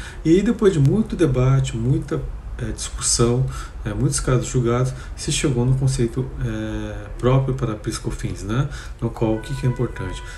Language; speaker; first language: Portuguese; native; Portuguese